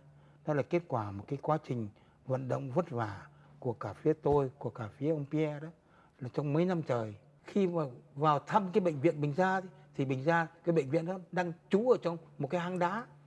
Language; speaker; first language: Vietnamese; native; Vietnamese